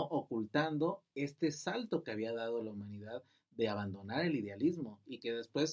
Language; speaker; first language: Spanish; native; Spanish